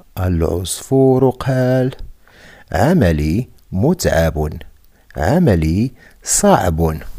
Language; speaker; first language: Arabic; non-native, fluent; Indonesian